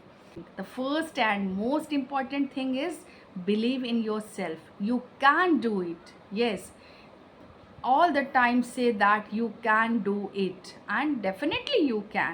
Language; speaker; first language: English; non-native, local second language; Hindi